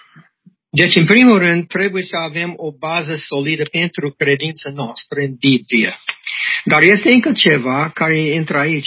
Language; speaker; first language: Romanian; non-native, learner; English